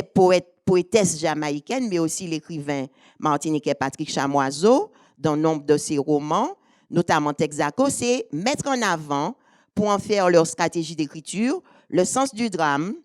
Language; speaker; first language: French; native; French